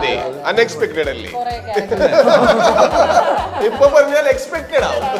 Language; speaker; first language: Malayalam; non-native, learner; Kannada